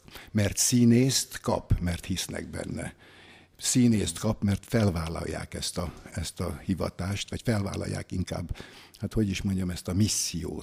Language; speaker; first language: Hungarian; native; Hungarian